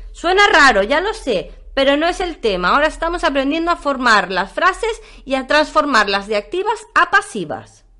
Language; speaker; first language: Spanish; native; Spanish